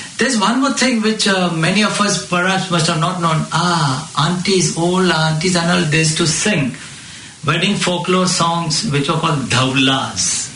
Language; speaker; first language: English; non-native, local second language; Marathi